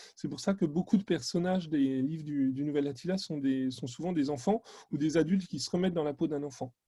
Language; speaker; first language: French; native; French